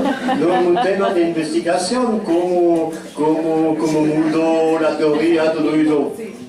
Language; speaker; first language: Portuguese; non-native, fluent; French